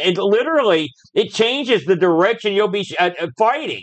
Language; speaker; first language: English; native; English